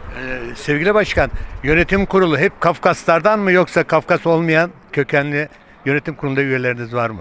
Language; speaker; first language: Turkish; native; Turkish